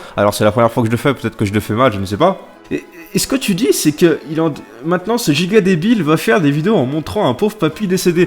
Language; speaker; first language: French; native; French